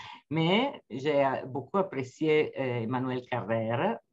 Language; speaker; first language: French; non-native, fluent; Italian